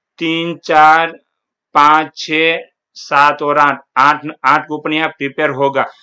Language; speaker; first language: Hindi; non-native, local second language; Gujarati